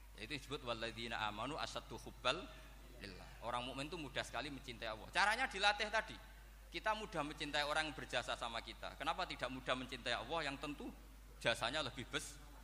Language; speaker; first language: Indonesian; non-native, local second language; Javanese